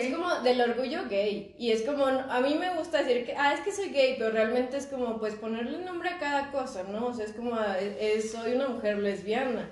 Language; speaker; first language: Spanish; native; Spanish